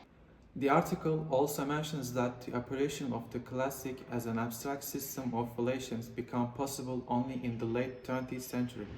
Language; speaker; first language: English; non-native, learner; Turkish